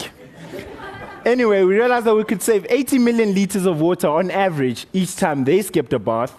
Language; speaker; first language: English; non-native, local second language; Northern Sotho